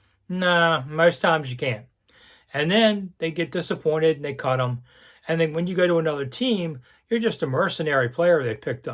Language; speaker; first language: English; native; English